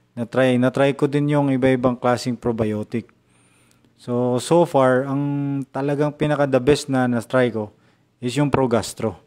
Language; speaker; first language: Filipino; non-native, local second language; Cebuano